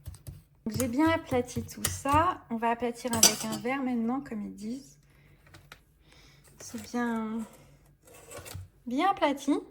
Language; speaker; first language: French; native; French